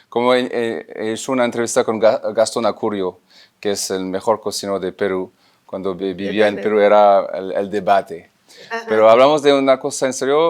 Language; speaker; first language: Spanish; non-native, fluent; French